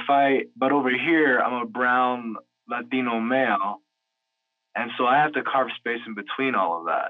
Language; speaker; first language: English; native; English